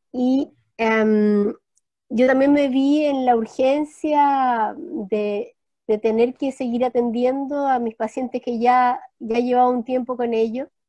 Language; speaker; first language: Spanish; native; Spanish